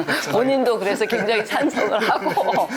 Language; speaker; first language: Korean; native; Korean